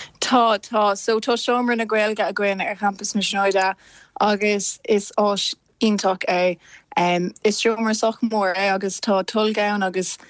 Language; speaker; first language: Irish; non-native, local second language; English